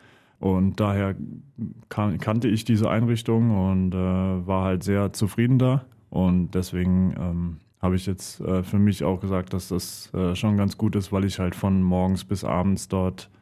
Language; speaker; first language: German; native; German